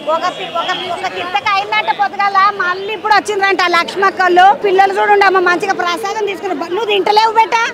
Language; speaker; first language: Telugu; native; Telugu